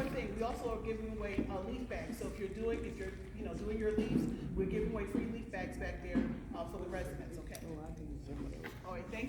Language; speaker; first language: English; native; English